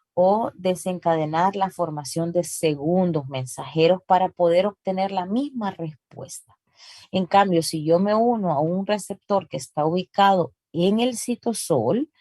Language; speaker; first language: Spanish; native; Spanish